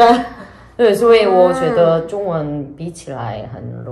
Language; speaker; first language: Chinese; non-native, learner; Korean